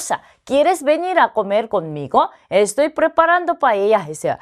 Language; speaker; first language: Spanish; non-native, fluent; Korean